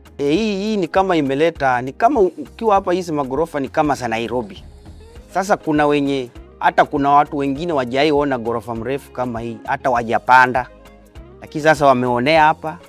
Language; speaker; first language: Swahili; non-native, local second language; Luyia